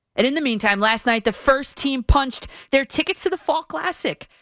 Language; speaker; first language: English; native; English